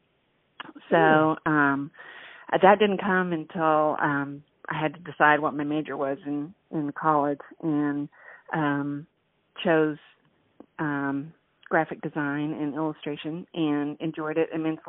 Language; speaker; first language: English; native; English